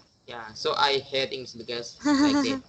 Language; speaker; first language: English; non-native, learner; Indonesian